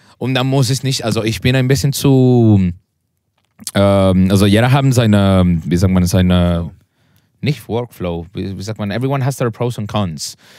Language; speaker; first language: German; non-native, learner; Spanish